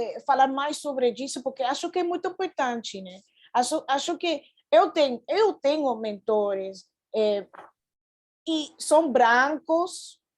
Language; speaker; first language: Portuguese; non-native, fluent; Spanish